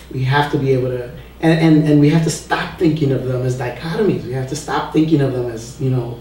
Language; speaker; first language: English; early bilingual, other home language; Spanish